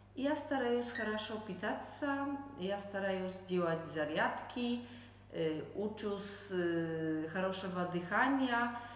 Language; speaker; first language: Russian; non-native, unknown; Polish